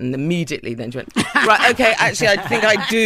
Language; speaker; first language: English; native; English